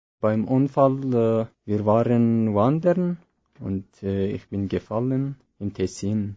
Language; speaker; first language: German; non-native, learner; Persian